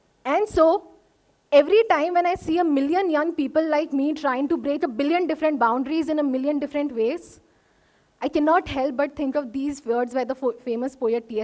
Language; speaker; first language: English; non-native, local second language; Hindi